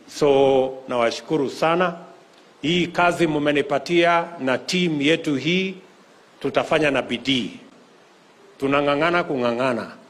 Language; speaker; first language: Swahili; non-native, local second language; Kalenjin